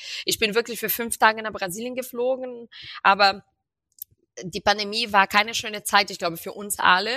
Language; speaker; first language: German; non-native, fluent; Portuguese